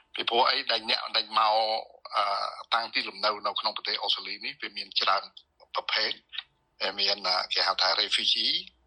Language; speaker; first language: Khmer; native; Khmer